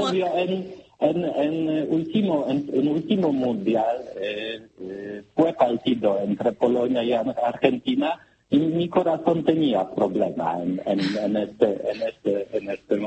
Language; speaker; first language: Spanish; non-native, learner; Polish